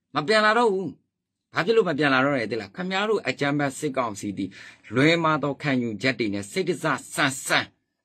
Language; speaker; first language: Burmese; native; Burmese